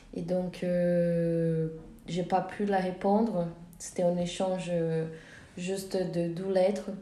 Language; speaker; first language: French; non-native, fluent; Portuguese